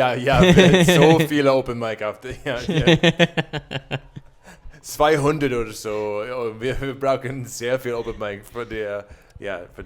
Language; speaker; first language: German; non-native, learner; English